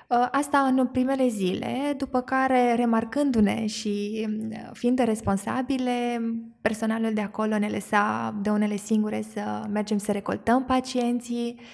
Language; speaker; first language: Romanian; native; Romanian